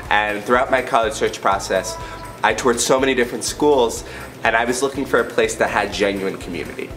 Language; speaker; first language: English; native; English